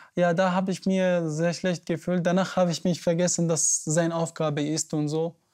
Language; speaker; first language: German; non-native, learner; Arabic